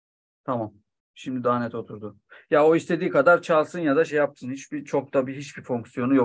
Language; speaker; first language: Turkish; native; Turkish